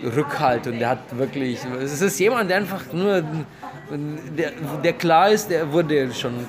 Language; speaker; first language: German; non-native, fluent; Romanian